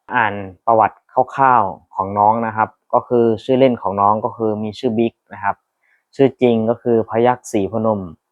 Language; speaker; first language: Thai; native; Thai